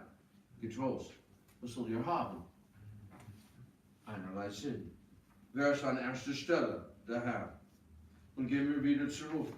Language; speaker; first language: German; non-native, fluent; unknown